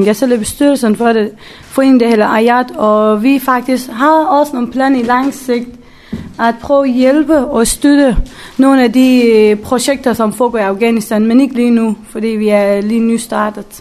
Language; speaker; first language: Danish; early bilingual, other home language; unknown